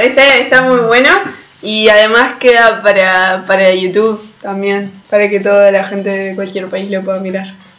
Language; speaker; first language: Spanish; native; Spanish